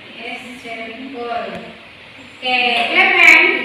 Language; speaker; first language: English; non-native, learner; Indonesian